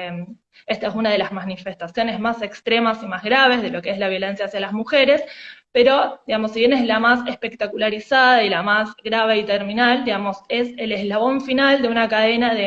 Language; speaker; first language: Spanish; native; Spanish